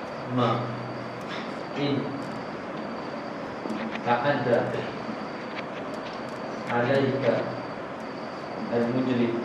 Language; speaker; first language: Arabic; non-native, fluent; Malay